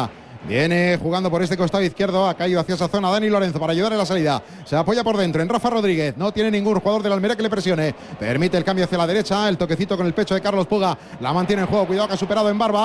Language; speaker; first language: Spanish; native; Spanish